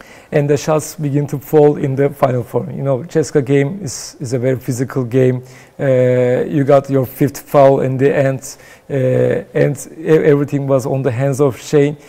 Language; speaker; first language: English; non-native, fluent; Turkish